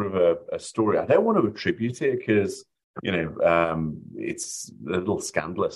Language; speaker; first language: English; native; English